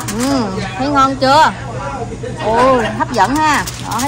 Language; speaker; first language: Vietnamese; native; Vietnamese